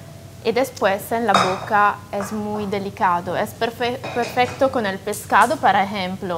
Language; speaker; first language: Spanish; non-native, fluent; Italian